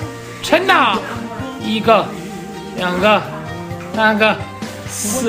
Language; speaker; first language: Chinese; native; Chinese